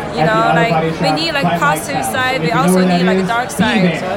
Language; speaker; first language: English; non-native, learner; Chinese